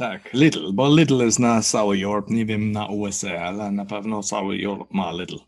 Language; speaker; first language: Polish; non-native, learner; English